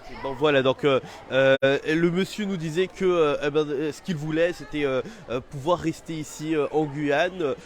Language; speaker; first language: French; native; French